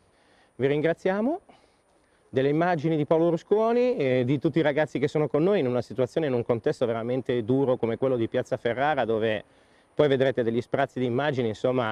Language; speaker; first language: Italian; native; Italian